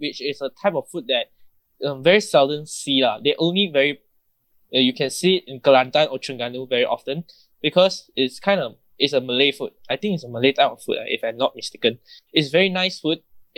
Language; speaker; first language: English; non-native, local second language; Chinese